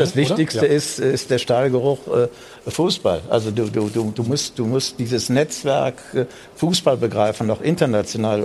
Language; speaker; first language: German; native; German